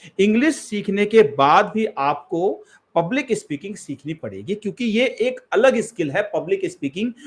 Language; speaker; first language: Hindi; native; Hindi